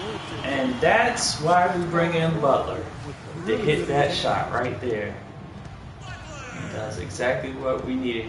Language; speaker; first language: English; native; English